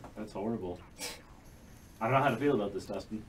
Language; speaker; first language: English; native; English